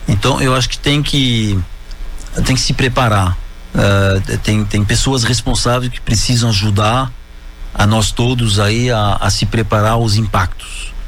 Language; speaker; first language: Portuguese; non-native, fluent; French